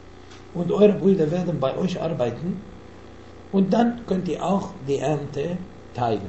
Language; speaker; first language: German; non-native, fluent; Arabic